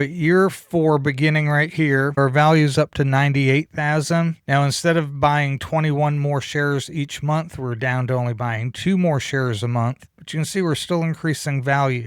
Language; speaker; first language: English; native; English